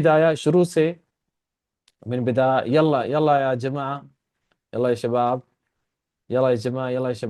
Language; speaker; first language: Arabic; non-native, fluent; Urdu